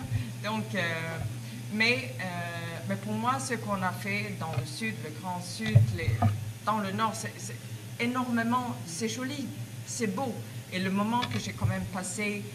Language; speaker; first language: French; non-native, fluent; Swedish